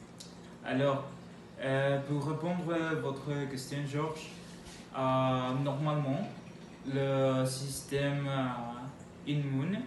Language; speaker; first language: French; non-native, learner; Spanish